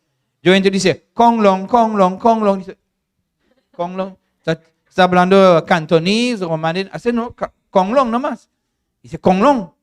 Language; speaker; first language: Spanish; non-native, fluent; English